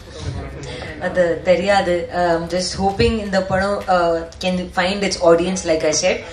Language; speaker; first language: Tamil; non-native, learner; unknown